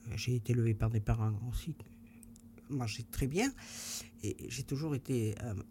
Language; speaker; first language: French; native; French